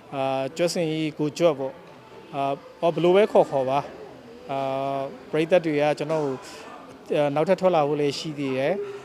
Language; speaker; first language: Burmese; non-native, local second language; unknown